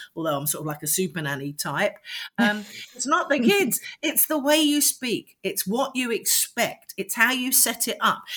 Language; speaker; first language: English; native; English